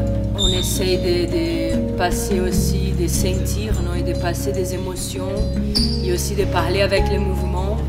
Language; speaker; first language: French; non-native, fluent; Portuguese